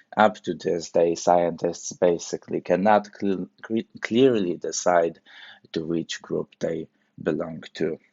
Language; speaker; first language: English; non-native, fluent; Polish